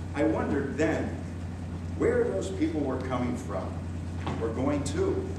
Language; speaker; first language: English; native; English